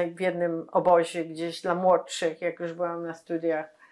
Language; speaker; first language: Polish; non-native, local second language; Yiddish